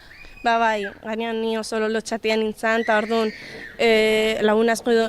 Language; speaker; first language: Basque; early bilingual, other home language; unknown